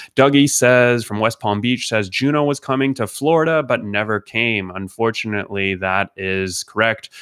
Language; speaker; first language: English; native; English